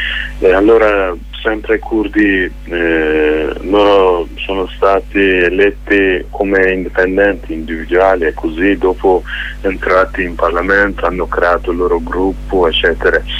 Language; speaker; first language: Italian; non-native, fluent; Kurdish